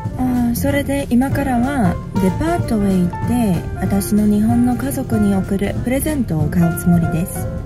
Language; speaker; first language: Japanese; non-native, fluent; Korean